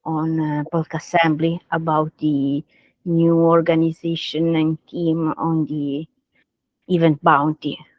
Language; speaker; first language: English; non-native, learner; Italian